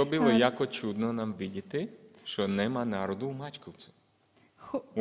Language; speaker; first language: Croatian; non-native, learner; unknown